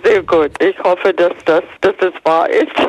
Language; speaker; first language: German; non-native, fluent; English